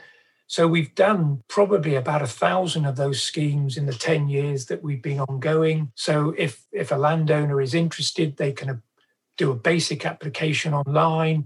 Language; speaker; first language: English; native; English